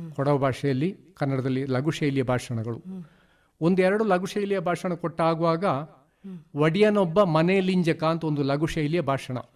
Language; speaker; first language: Kannada; non-native, local second language; Tulu